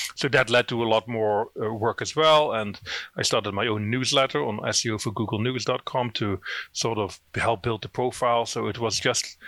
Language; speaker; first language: English; non-native, fluent; Dutch